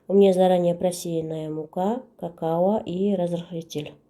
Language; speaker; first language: Russian; non-native, local second language; Kazakh